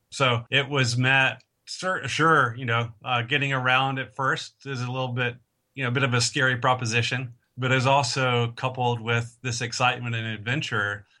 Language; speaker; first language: English; native; English